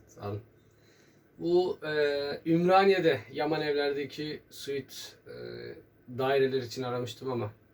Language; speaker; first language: Turkish; native; Turkish